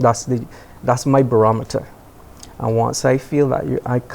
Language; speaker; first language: English; native; English